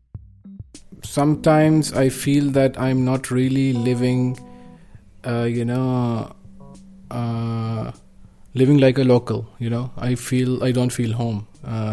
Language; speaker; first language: English; non-native, local second language; Urdu